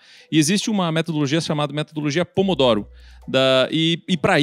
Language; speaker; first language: Portuguese; native; Portuguese